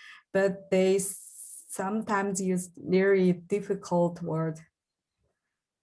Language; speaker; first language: English; non-native, learner; Japanese